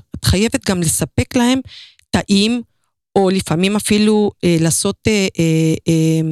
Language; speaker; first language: Hebrew; non-native, fluent; Spanish